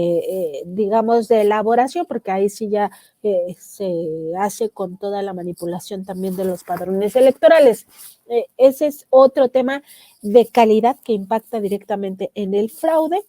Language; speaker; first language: Spanish; native; Spanish